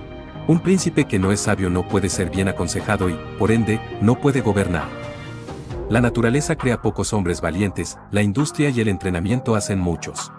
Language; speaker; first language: Spanish; native; Spanish